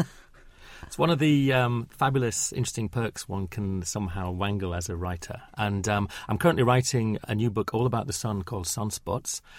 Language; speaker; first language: English; native; English